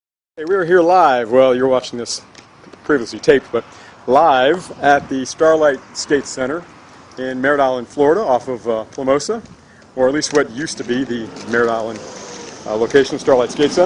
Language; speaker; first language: English; native; English